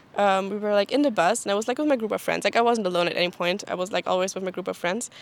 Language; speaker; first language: English; non-native, fluent; German